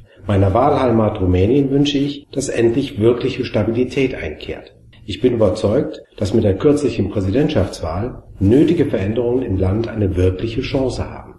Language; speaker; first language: German; native; German